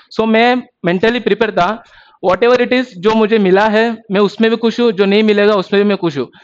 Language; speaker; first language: Hindi; non-native, local second language; Marathi